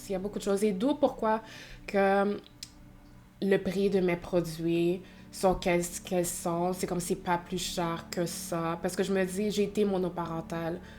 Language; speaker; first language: French; native; French